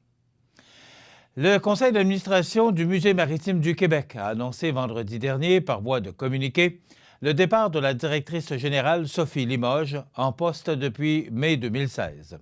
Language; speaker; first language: French; native; French